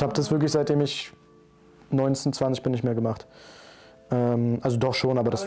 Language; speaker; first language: German; native; German